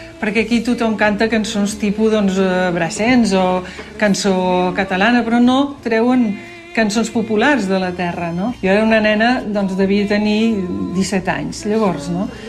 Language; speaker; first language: Catalan; native; Catalan